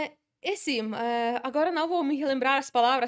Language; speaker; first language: Portuguese; non-native, fluent; Ukrainian